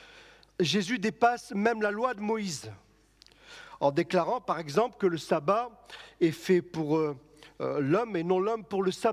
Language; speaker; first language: French; native; French